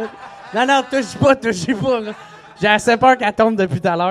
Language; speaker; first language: French; native; French